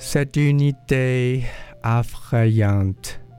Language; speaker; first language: French; non-native, learner; English